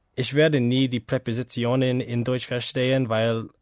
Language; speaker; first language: German; non-native, learner; English